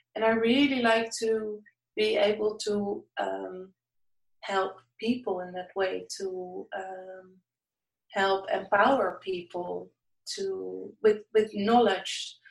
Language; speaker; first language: English; non-native, fluent; Dutch